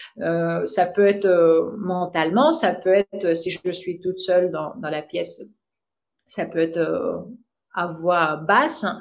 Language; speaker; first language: French; non-native, fluent; Russian